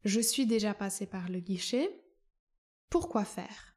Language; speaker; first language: French; non-native, fluent; Polish